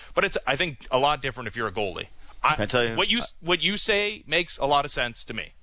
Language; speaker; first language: English; native; English